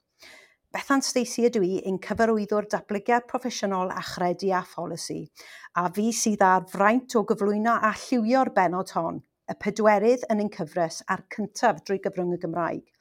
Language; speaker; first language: Welsh; non-native, local second language; English